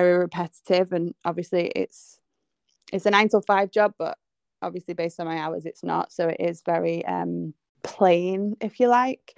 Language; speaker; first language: English; native; English